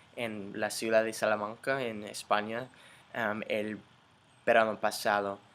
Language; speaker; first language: Spanish; non-native, fluent; English